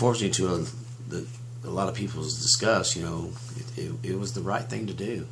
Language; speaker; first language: English; native; English